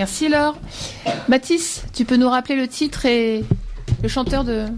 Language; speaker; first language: French; native; French